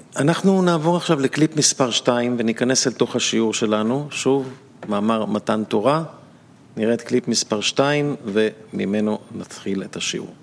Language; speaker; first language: Hebrew; native; Hebrew